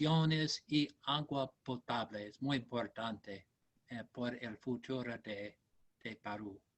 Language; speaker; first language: Spanish; non-native, learner; English